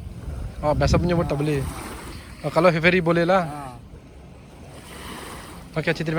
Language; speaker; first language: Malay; non-native, learner; Bangla